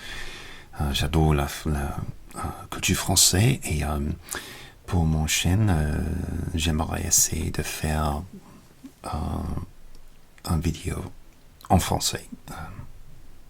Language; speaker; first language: French; non-native, learner; English